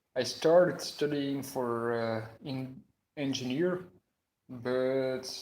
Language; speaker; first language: English; non-native, fluent; Dutch